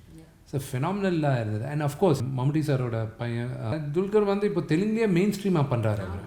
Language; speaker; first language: Tamil; non-native, local second language; Telugu